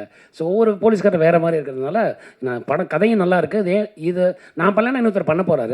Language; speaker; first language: Tamil; native; Tamil